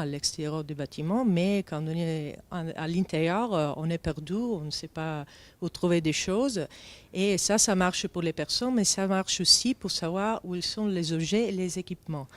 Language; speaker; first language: French; non-native, fluent; Italian